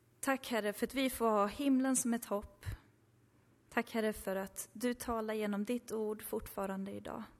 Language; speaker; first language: Swedish; early bilingual, other home language; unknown